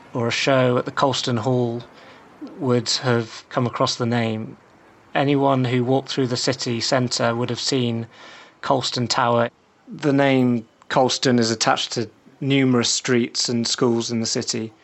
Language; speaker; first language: English; native; English